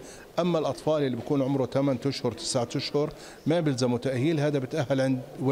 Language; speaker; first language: Arabic; native; Arabic